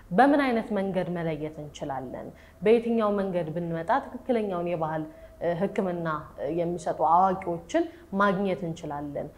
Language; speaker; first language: Amharic; native; Amharic